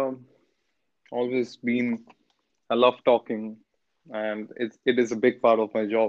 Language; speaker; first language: English; non-native, local second language; Hindi